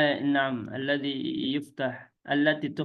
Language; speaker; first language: Arabic; non-native, fluent; Indonesian